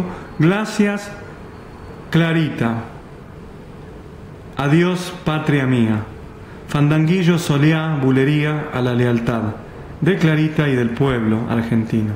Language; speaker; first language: Spanish; native; Spanish